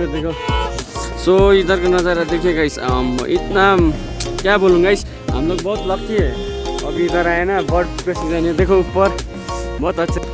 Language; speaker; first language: Hindi; non-native, local second language; Nepali